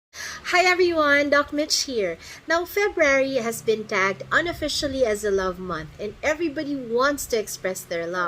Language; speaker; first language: English; non-native, local second language; Filipino